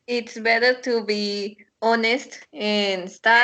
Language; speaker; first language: English; non-native, learner; Spanish